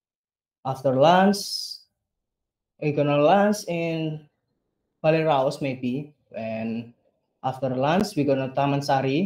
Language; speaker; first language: English; non-native, learner; Indonesian